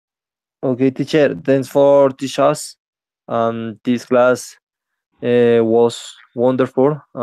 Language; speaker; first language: English; non-native, learner; Spanish